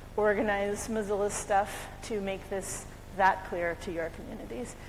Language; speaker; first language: English; native; English